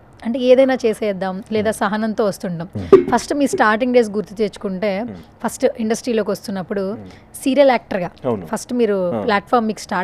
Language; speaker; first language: Telugu; native; Telugu